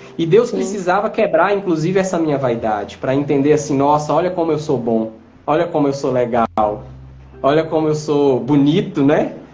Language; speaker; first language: Portuguese; native; Portuguese